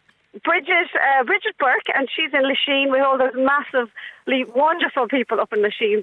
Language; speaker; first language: English; native; English